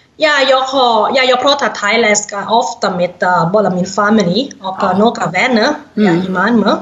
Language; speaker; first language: Swedish; non-native, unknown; Thai